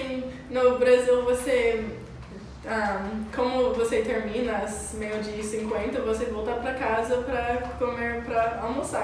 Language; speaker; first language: Portuguese; non-native, learner; English